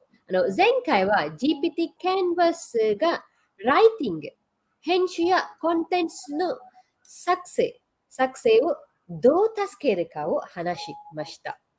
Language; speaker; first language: Japanese; non-native, fluent; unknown